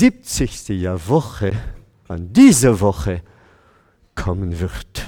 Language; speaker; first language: German; non-native, fluent; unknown